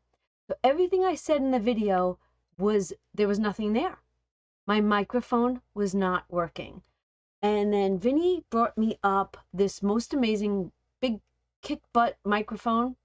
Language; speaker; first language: English; native; English